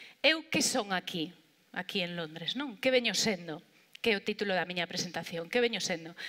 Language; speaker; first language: Galician; non-native, local second language; Spanish